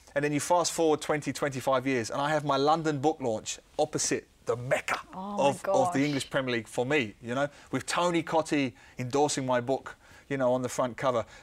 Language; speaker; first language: English; native; English